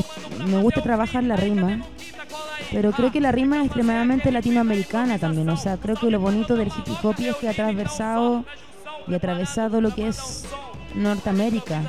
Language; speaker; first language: Spanish; early bilingual, heritage; Spanish